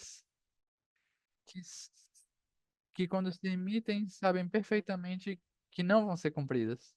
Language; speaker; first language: Portuguese; non-native, fluent; Spanish